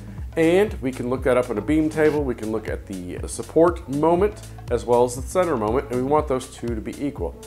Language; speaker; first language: English; native; English